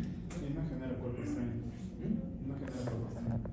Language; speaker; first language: Spanish; native; Spanish